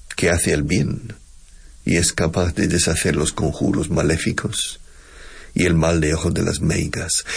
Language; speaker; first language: Spanish; non-native, fluent; English